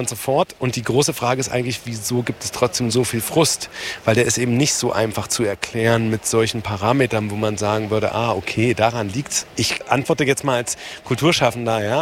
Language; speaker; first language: German; native; German